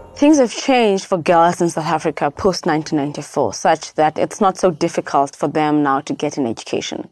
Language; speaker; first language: English; non-native, local second language; Xhosa